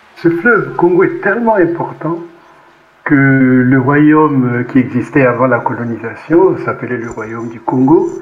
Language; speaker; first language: French; non-native, local second language; Kongo